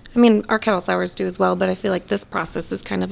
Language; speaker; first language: English; native; English